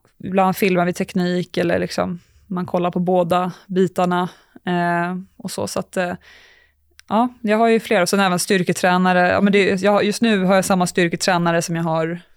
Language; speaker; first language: Swedish; native; Swedish